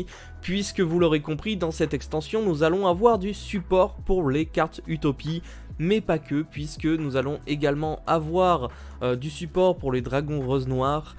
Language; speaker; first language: French; native; French